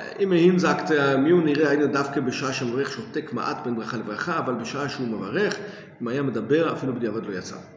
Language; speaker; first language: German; non-native, fluent; English